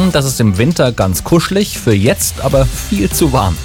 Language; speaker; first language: German; native; German